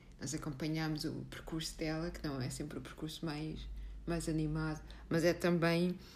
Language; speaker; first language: Portuguese; native; Portuguese